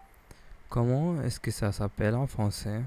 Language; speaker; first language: French; non-native, learner; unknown